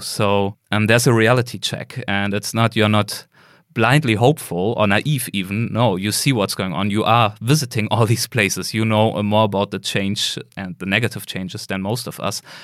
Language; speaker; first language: English; non-native, fluent; German